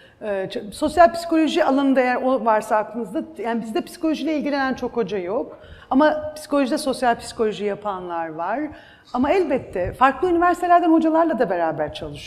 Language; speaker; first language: Turkish; native; Turkish